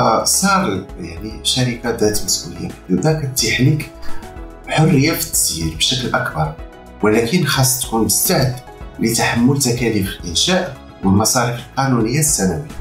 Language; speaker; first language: Arabic; native; Arabic